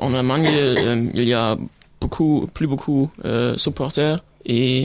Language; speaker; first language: French; non-native, learner; German